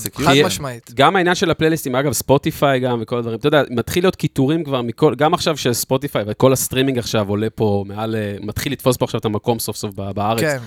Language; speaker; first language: Hebrew; native; Hebrew